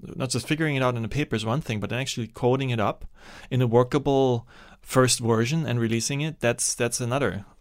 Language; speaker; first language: English; non-native, fluent; German